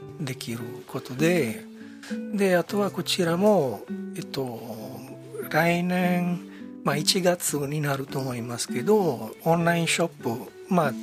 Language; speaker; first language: Japanese; non-native, fluent; Italian